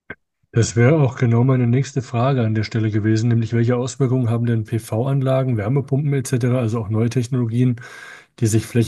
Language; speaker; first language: German; native; German